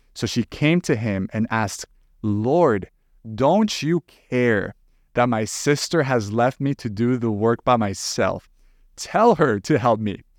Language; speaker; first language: English; non-native, fluent; Spanish